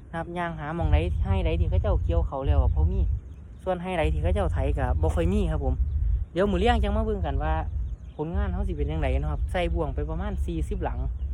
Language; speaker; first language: Thai; native; Thai